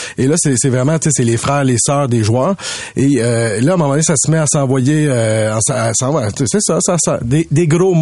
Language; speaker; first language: French; native; French